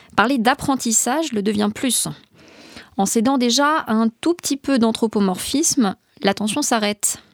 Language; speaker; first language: French; native; French